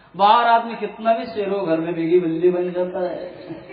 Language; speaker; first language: Hindi; non-native, local second language; Marathi